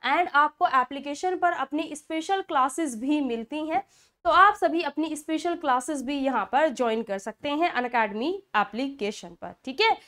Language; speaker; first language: Hindi; native; Hindi